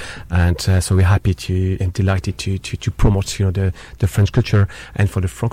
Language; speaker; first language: English; non-native, fluent; French